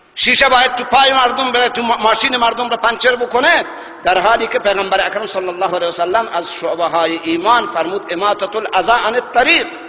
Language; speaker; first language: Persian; non-native, local second language; Baluchi